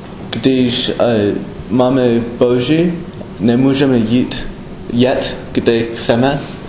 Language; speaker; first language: Czech; non-native, learner; English